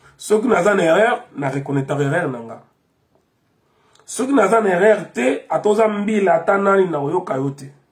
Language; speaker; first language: Lingala; non-native, local second language; Kongo